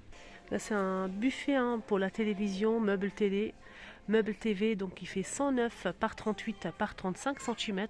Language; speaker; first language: French; native; French